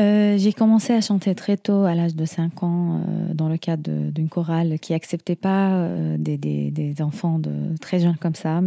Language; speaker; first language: French; non-native, fluent; Arabic